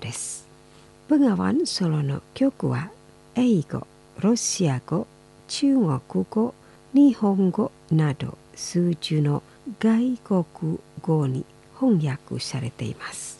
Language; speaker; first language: Japanese; non-native, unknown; Indonesian